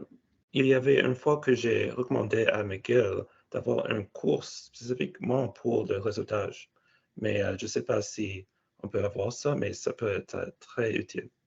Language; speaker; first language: French; non-native, fluent; English